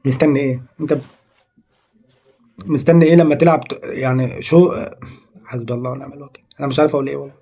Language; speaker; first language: Arabic; native; Arabic